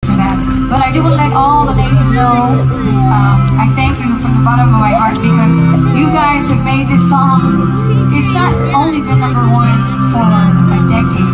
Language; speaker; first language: English; early bilingual, other home language; Spanish